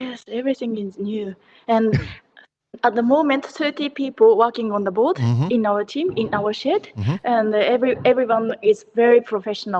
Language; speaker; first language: English; non-native, learner; Japanese